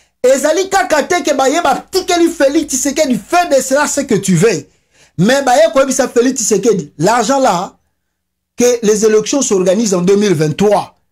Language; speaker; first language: French; non-native, local second language; Lingala